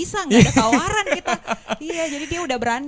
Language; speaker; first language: Indonesian; native; Indonesian